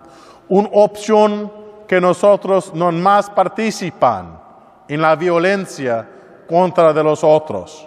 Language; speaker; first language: Spanish; non-native, learner; English